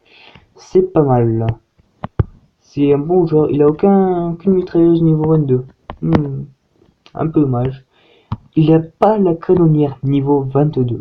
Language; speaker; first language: French; native; French